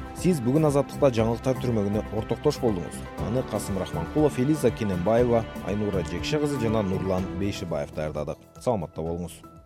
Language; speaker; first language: Kyrgyz; native; Kyrgyz